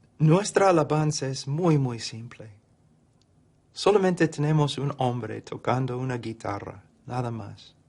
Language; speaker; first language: Spanish; non-native, fluent; English